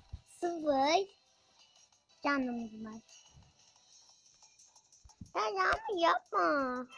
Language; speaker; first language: Turkish; native; Turkish